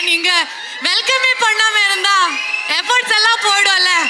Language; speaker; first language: Tamil; non-native, learner; Kannada